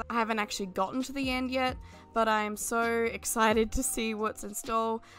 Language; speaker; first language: English; native; English